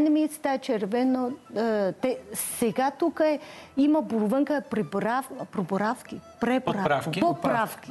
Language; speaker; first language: Bulgarian; non-native, learner; Chinese